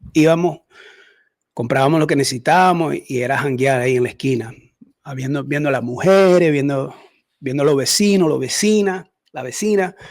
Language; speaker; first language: Spanish; early bilingual, heritage; Spanish